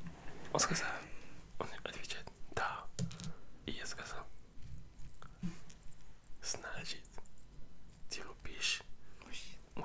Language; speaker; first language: Russian; non-native, learner; French